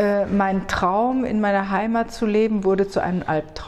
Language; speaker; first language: German; early bilingual, other home language; Hebrew